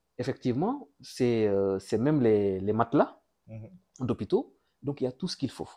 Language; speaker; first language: French; non-native, local second language; Wolof